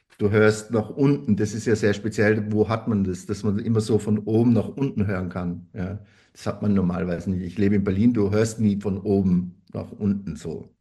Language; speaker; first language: German; native; German